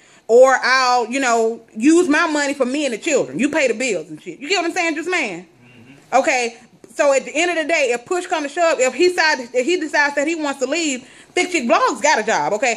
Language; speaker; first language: English; native; English